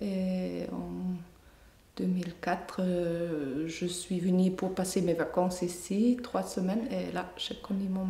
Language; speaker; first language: French; non-native, fluent; German